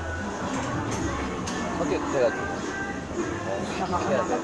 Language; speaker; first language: Korean; native; Korean